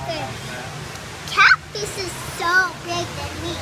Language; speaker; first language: English; native; English